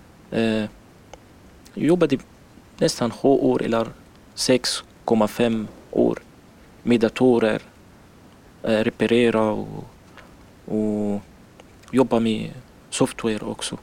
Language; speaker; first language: Swedish; non-native, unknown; Arabic